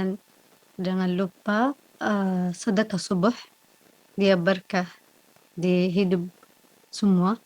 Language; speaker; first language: Indonesian; non-native, learner; Arabic